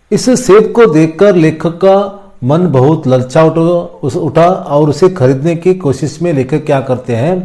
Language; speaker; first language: Hindi; non-native, local second language; Kannada